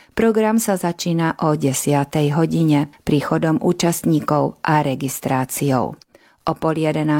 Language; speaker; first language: Slovak; early bilingual, heritage; Slovak